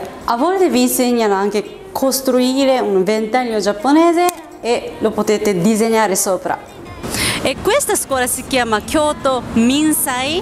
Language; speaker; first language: Italian; non-native, fluent; Japanese